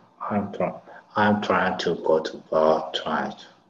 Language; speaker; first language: English; non-native, learner; Japanese